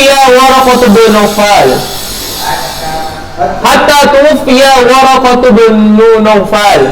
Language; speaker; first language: Arabic; non-native, fluent; Indonesian